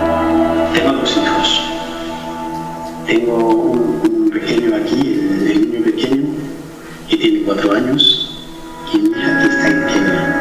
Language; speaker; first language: Spanish; non-native, learner; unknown